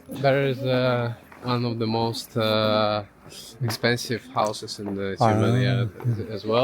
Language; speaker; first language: English; non-native, fluent; Russian